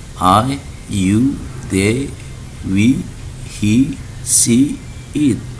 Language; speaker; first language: English; non-native, learner; Indonesian